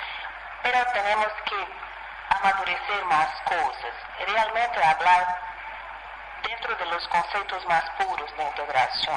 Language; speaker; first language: Spanish; non-native, fluent; Portuguese